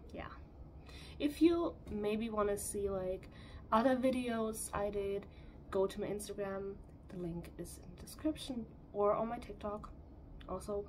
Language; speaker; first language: English; non-native, fluent; German